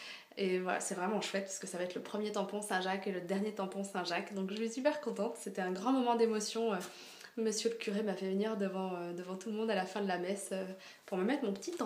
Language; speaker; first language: French; native; French